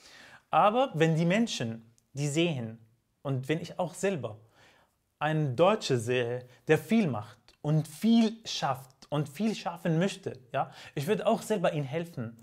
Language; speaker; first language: German; non-native, fluent; Arabic